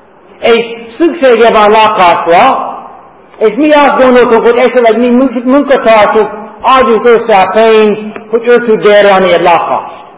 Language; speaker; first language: Hungarian; non-native, fluent; English